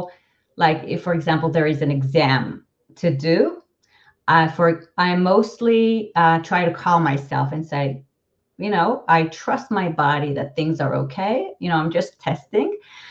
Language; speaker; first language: English; non-native, fluent; Hebrew